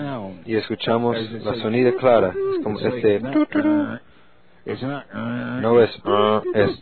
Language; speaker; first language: Spanish; non-native, fluent; English